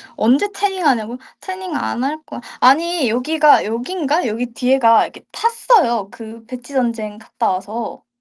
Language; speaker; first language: Korean; native; Korean